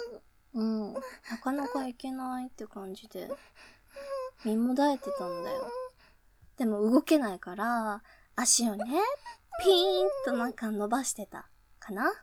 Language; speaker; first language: Japanese; native; Japanese